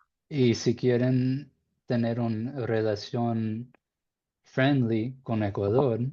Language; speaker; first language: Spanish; non-native, learner; English